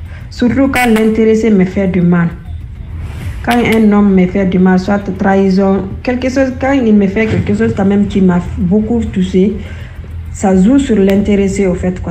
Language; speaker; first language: French; non-native, local second language; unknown